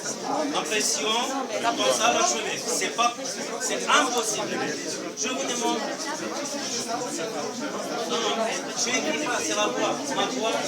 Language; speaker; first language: French; non-native, learner; Russian